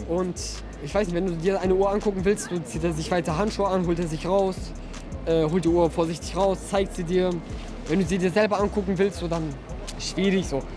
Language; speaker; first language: German; early bilingual, other home language; Russian